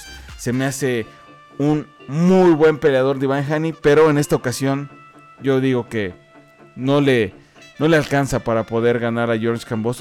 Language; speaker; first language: Spanish; native; Spanish